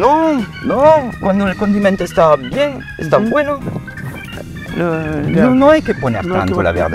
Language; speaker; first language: Spanish; non-native, learner; French